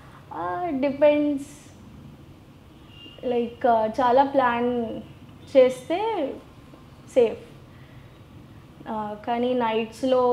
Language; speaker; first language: Telugu; non-native, local second language; Gujarati